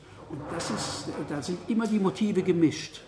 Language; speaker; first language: German; native; German